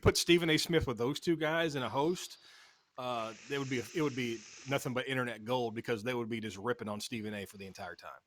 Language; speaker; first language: English; native; English